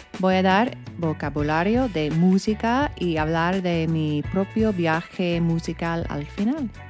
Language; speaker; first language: Spanish; non-native, fluent; English